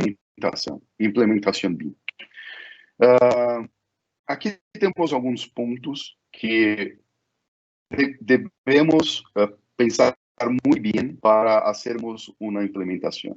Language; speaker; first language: Spanish; non-native, fluent; Portuguese